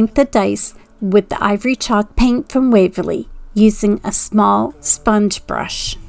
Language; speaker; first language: English; native; English